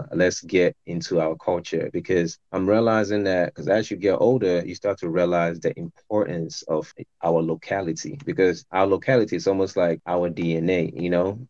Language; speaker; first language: English; non-native, local second language; Akan